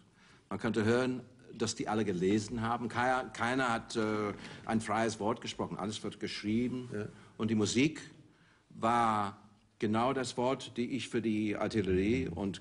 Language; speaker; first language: German; non-native, fluent; English